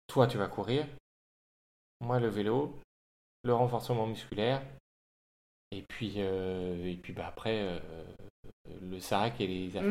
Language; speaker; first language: French; native; French